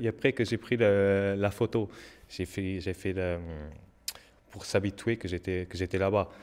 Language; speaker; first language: French; non-native, learner; Portuguese